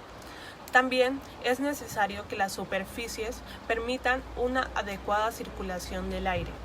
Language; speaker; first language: Spanish; native; Spanish